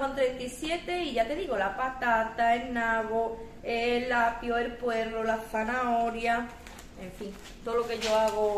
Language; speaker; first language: Spanish; native; Spanish